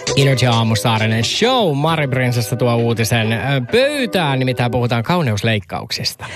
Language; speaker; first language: Finnish; native; Finnish